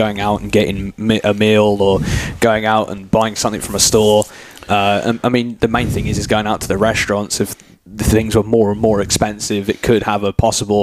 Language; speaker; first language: English; native; English